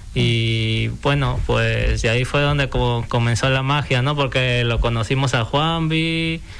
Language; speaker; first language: Spanish; native; Spanish